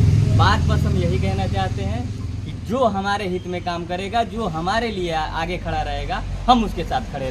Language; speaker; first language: Hindi; native; Hindi